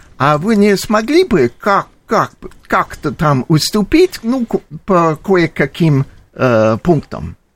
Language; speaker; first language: Russian; non-native, fluent; English